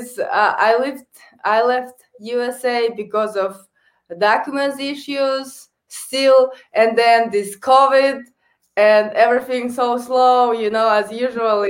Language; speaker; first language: English; non-native, learner; Kazakh